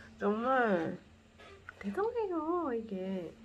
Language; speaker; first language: Korean; non-native, learner; Portuguese